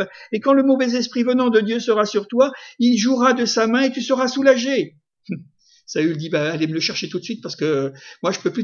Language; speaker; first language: French; native; French